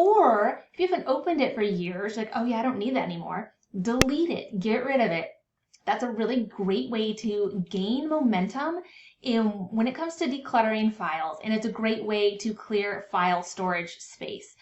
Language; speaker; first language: English; native; English